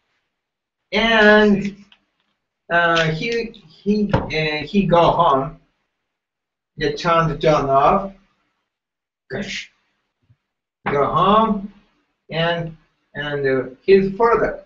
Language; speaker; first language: English; non-native, learner; Japanese